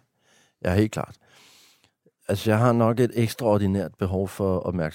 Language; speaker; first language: Danish; native; Danish